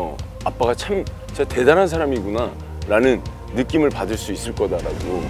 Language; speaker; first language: Korean; native; Korean